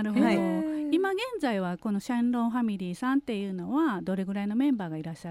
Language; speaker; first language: Japanese; native; Japanese